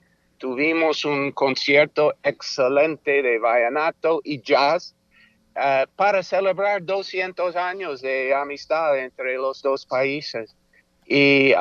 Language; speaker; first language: Spanish; non-native, fluent; English